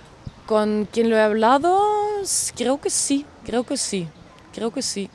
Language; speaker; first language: Spanish; non-native, fluent; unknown